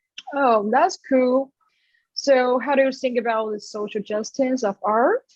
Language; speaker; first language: English; non-native, learner; Chinese